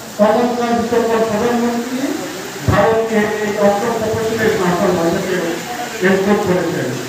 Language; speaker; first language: Bangla; non-native, local second language; Santali